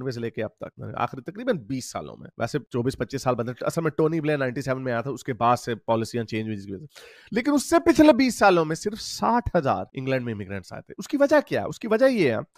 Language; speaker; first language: Urdu; native; Urdu